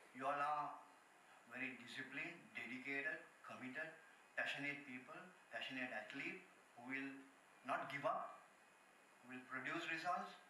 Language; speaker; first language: English; non-native, local second language; Sinhala